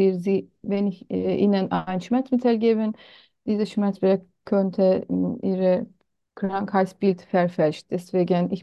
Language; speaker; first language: German; non-native, learner; Turkish